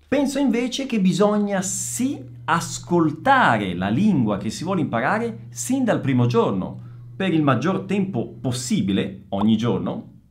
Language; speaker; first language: Italian; native; Italian